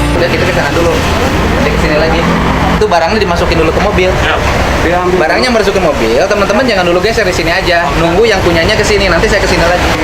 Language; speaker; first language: Indonesian; non-native, local second language; Sundanese